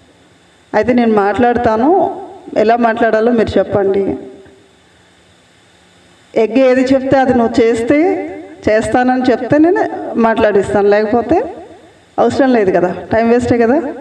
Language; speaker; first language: Telugu; native; Telugu